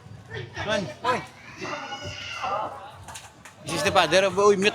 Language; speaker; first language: English; non-native, learner; Hiligaynon